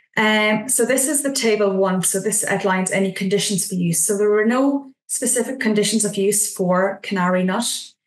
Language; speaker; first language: English; native; English